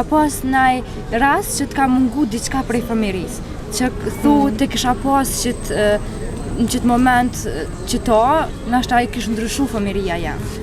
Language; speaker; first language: Albanian; native; Albanian